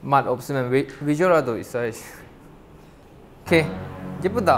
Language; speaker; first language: Korean; non-native, fluent; Thai